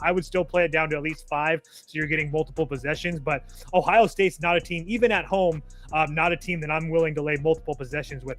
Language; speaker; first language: English; native; English